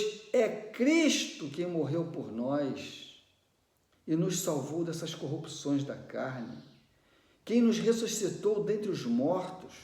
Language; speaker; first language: Portuguese; native; Portuguese